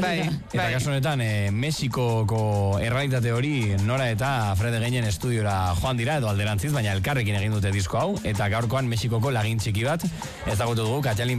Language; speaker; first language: Basque; native; Basque